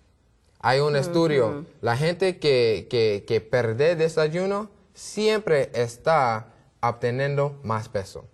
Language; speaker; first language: Spanish; non-native, learner; English